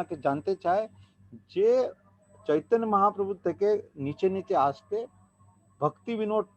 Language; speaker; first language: Bangla; non-native, learner; Hindi